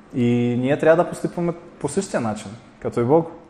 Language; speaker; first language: Bulgarian; non-native, fluent; Russian